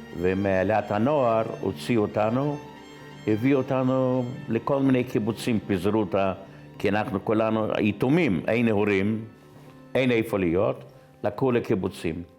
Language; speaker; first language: Hebrew; non-native, fluent; Yiddish